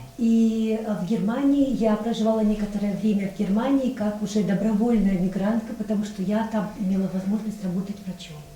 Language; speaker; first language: Russian; non-native, local second language; Chechen